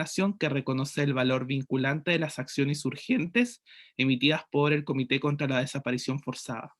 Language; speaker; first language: Spanish; native; Spanish